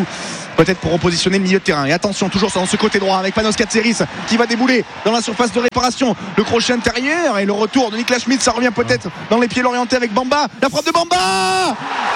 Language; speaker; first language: French; native; French